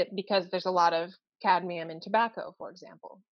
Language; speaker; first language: English; native; English